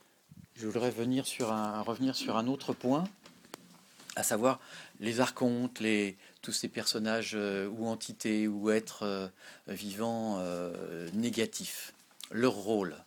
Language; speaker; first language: French; native; French